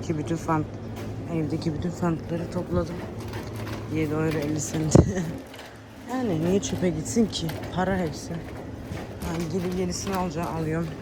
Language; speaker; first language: Turkish; early bilingual, heritage; Turkish